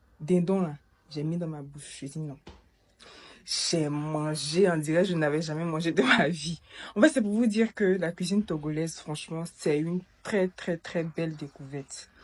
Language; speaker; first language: French; native; French